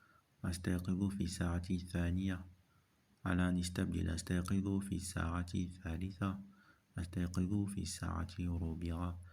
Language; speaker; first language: Arabic; non-native, fluent; French